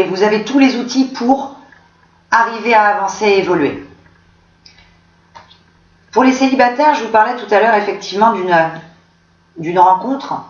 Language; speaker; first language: French; native; French